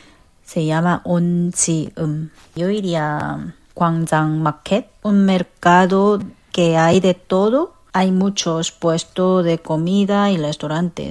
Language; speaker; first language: Spanish; non-native, learner; Korean